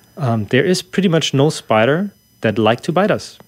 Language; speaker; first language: English; non-native, fluent; German